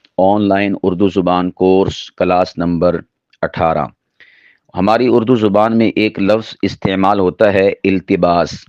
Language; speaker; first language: Urdu; non-native, local second language; Punjabi